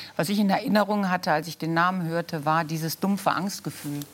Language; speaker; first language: German; native; German